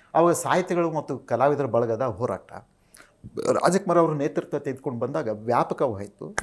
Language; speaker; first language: Kannada; native; Kannada